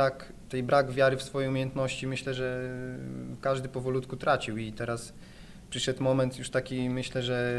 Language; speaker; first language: Polish; native; Polish